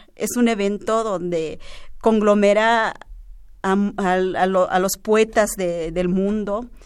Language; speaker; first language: Spanish; non-native, local second language; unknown